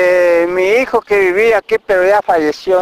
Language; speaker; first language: Spanish; non-native, local second language; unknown